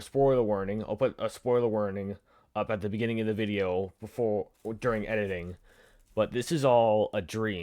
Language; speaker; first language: English; native; English